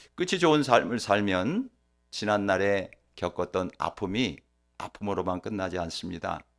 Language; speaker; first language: Korean; native; Korean